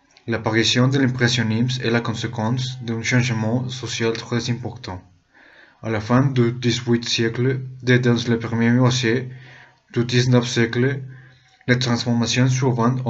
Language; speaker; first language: French; non-native, learner; Spanish